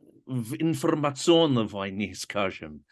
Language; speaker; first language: Russian; non-native, fluent; English